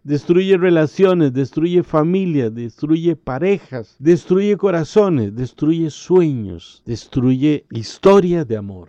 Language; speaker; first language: Spanish; native; Spanish